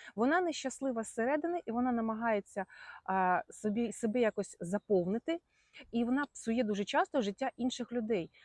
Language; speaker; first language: Ukrainian; non-native, local second language; Russian